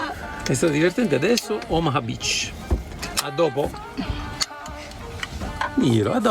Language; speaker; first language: Italian; native; Italian